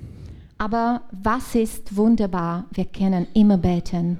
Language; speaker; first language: German; non-native, learner; Czech